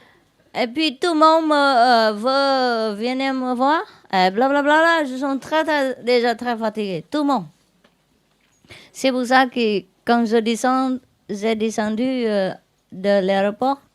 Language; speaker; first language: French; non-native, learner; Vietnamese